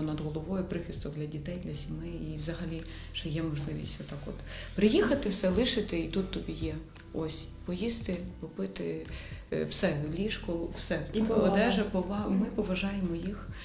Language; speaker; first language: Ukrainian; native; Ukrainian